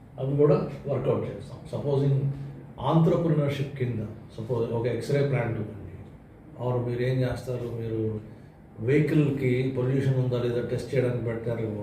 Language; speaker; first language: Telugu; native; Telugu